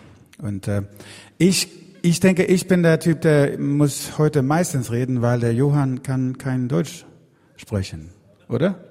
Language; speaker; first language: German; non-native, fluent; Swedish